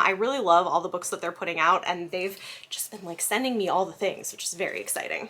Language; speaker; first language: English; native; English